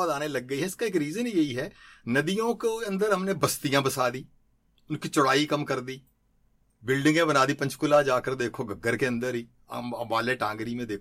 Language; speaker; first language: Hindi; native; Hindi